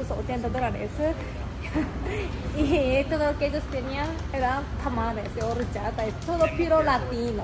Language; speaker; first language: Spanish; non-native, learner; Japanese